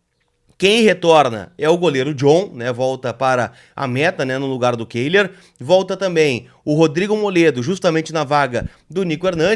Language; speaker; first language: Portuguese; native; Portuguese